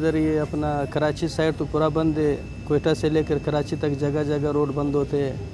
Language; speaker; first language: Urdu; non-native, local second language; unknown